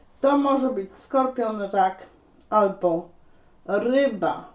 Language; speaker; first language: Polish; native; Polish